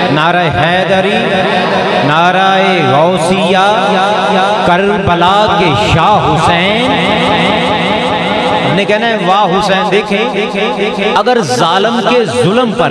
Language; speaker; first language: Urdu; non-native, local second language; Punjabi